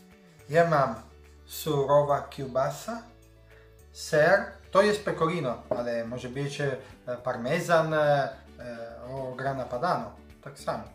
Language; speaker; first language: Polish; non-native, learner; Italian